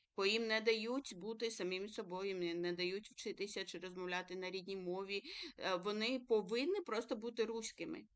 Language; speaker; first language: Ukrainian; early bilingual, other home language; Georgian